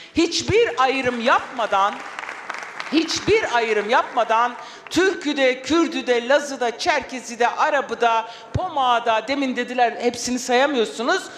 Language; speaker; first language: Turkish; non-native, local second language; Kurdish